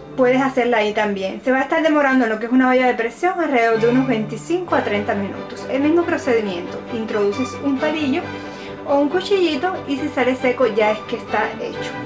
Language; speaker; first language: Spanish; native; Spanish